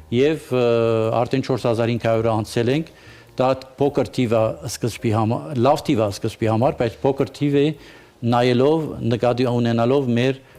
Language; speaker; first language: Armenian; early bilingual, heritage; Armenian